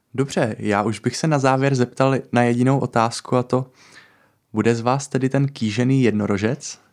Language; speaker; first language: Czech; native; Czech